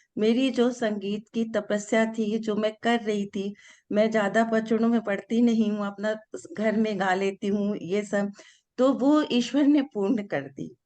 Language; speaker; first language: Hindi; non-native, local second language; Bangla